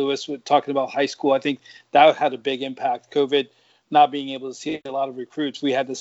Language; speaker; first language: English; native; English